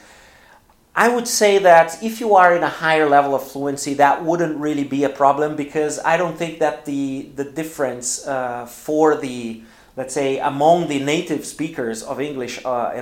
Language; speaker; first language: English; non-native, fluent; Portuguese